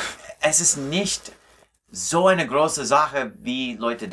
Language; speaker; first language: German; non-native, learner; English